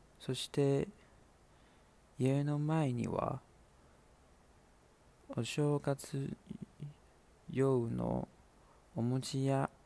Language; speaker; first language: Japanese; non-native, learner; Chinese